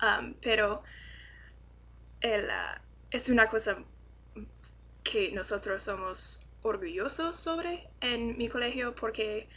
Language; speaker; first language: Spanish; non-native, learner; English